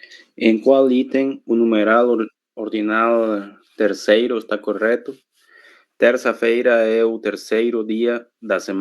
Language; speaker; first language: Portuguese; non-native, learner; Spanish